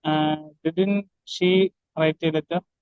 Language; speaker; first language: English; non-native, learner; Malayalam